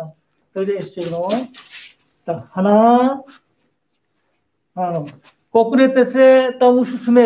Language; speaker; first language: Czech; non-native, learner; Korean